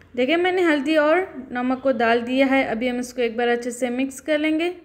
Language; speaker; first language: Hindi; non-native, local second language; Urdu